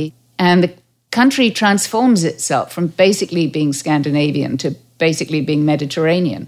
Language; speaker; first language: English; native; English